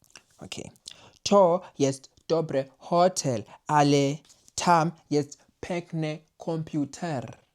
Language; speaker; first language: Polish; non-native, learner; English